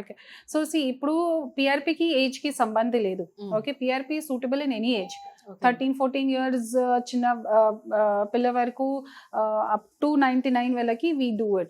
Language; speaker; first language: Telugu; non-native, local second language; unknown